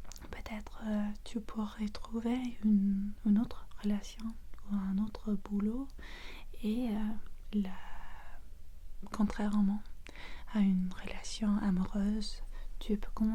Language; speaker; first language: French; non-native, fluent; English